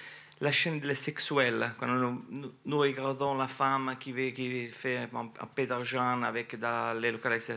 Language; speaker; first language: French; non-native, learner; Italian